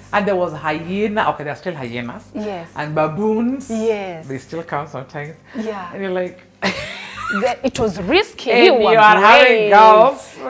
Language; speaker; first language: English; non-native, local second language; Luo (Kenya and Tanzania)